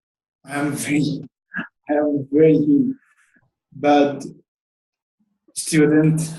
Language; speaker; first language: English; non-native, learner; Arabic